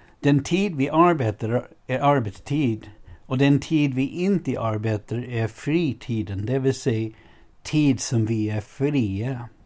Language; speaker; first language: Swedish; non-native, fluent; English